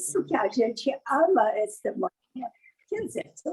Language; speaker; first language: Portuguese; non-native, learner; Persian